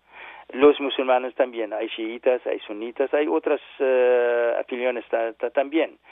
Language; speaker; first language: Spanish; non-native, learner; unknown